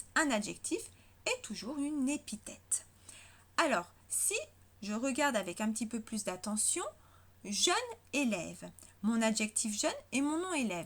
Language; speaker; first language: French; native; French